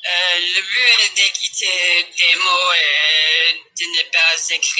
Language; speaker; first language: French; non-native, learner; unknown